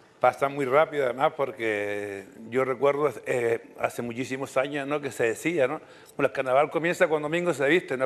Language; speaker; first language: Spanish; native; Spanish